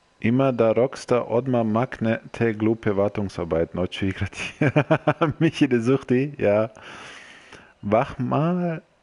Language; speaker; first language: German; early bilingual, other home language; Croatian